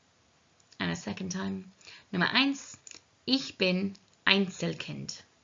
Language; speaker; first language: German; non-native, learner; English